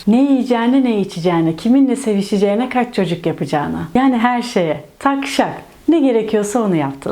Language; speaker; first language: Turkish; native; Turkish